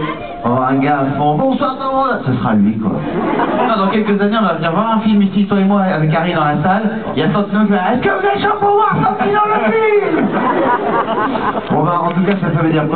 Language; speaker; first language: French; native; French